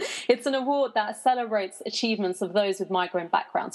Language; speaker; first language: English; non-native, fluent; Persian